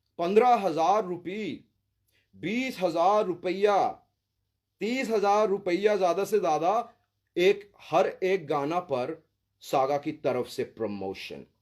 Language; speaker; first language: Hindi; early bilingual, heritage; Hindi